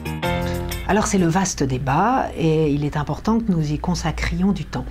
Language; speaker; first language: French; native; French